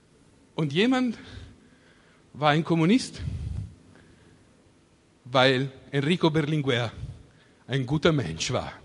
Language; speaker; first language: German; non-native, fluent; Italian